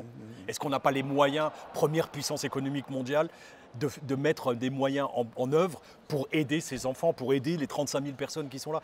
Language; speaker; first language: French; native; French